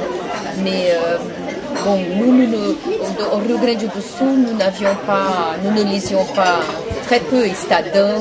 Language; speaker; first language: French; non-native, fluent; Portuguese